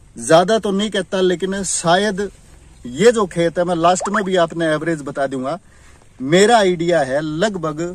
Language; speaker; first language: Hindi; native; Hindi